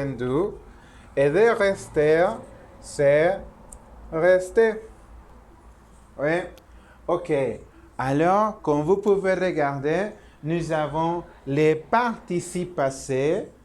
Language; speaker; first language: French; non-native, learner; Spanish